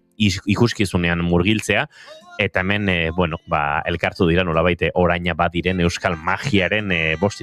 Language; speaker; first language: Basque; native; Basque